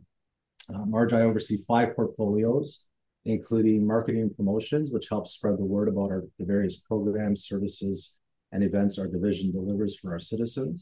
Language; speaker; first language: English; native; English